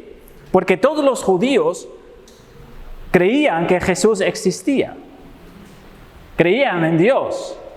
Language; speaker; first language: Spanish; non-native, fluent; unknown